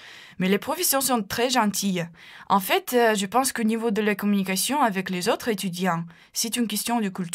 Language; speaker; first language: French; non-native, fluent; Ukrainian